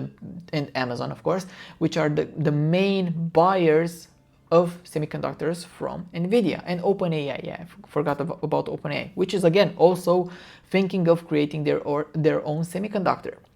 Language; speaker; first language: English; non-native, fluent; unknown